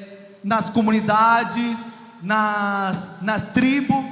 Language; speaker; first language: Portuguese; non-native, local second language; Ticuna